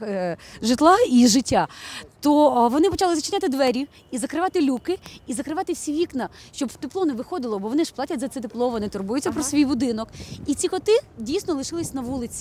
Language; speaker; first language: Ukrainian; native; Ukrainian